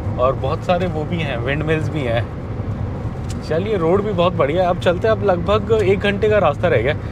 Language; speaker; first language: Hindi; non-native, local second language; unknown